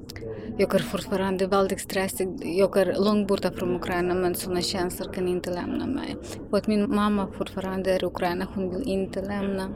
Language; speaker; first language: Swedish; non-native, learner; Ukrainian